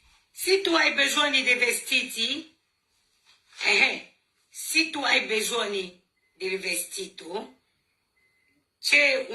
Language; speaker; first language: Italian; non-native, learner; French